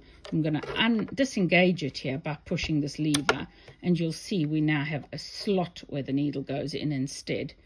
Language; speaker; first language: English; native; English